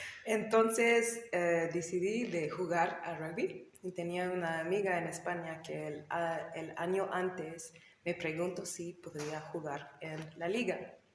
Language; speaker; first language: Spanish; non-native, learner; English